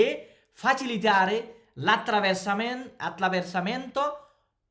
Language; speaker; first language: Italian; non-native, fluent; Bangla